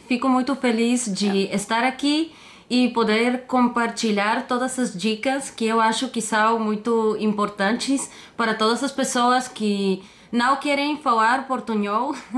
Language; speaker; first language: Portuguese; non-native, fluent; Bulgarian